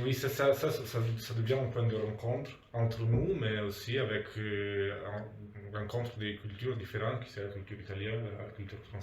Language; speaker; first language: French; non-native, local second language; Italian